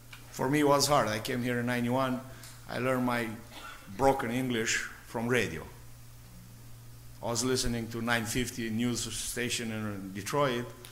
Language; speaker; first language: English; non-native, fluent; Romanian